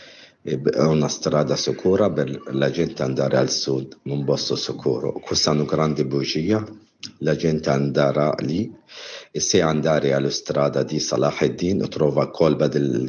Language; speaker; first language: Italian; non-native, learner; Arabic